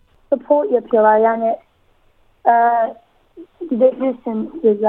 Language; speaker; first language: Turkish; early bilingual, heritage; Turkish